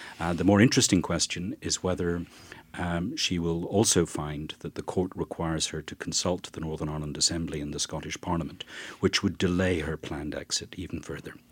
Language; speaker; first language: English; native; English